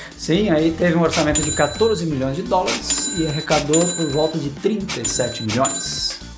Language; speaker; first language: Portuguese; native; Portuguese